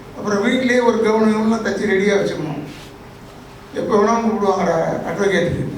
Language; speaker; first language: Tamil; non-native, local second language; Telugu